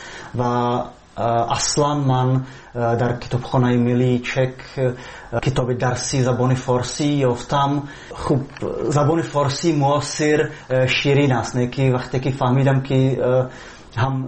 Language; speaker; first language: Persian; non-native, fluent; Czech